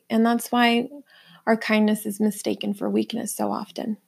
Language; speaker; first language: English; early bilingual, other home language; Spanish